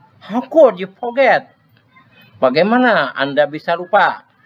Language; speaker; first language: English; non-native, fluent; Indonesian